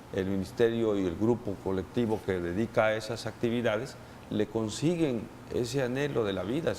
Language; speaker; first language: Spanish; native; Spanish